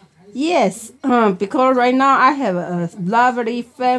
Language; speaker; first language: English; non-native, learner; Chinese